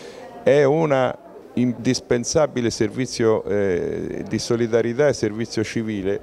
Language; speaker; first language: Italian; native; Italian